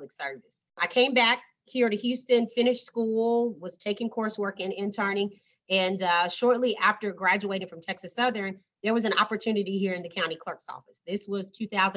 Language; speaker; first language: English; native; English